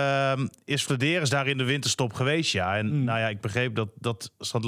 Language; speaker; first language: Dutch; native; Dutch